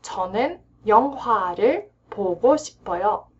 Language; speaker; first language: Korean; non-native, fluent; English